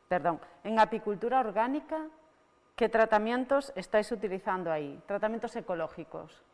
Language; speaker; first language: Spanish; native; Spanish